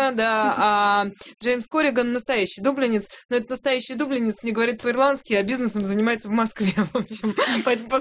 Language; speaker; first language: Russian; native; Russian